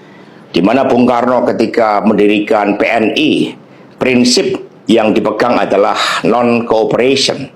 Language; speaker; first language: Indonesian; native; Indonesian